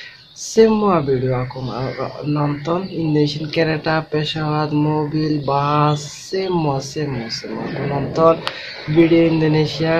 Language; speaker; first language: Indonesian; non-native, learner; Bangla